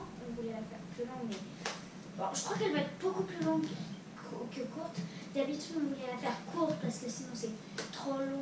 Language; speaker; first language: French; native; French